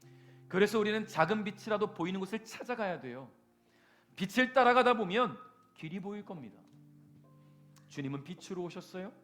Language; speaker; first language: Korean; native; Korean